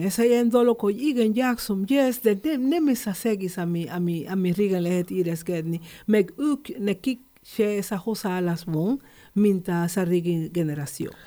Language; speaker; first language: Hungarian; non-native, fluent; Spanish